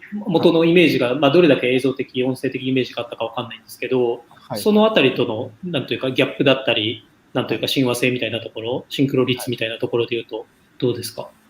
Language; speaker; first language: Japanese; native; Japanese